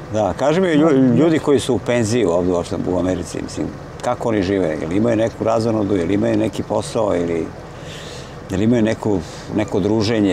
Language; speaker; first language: Croatian; native; Croatian